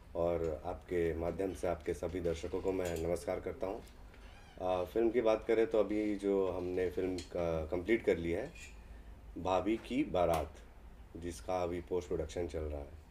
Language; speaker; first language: Hindi; native; Hindi